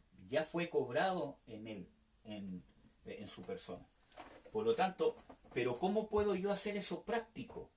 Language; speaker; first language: Spanish; native; Spanish